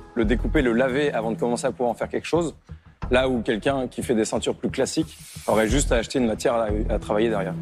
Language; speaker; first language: French; native; French